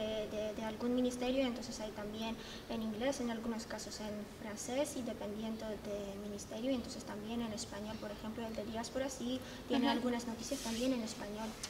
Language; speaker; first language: Spanish; non-native, fluent; Armenian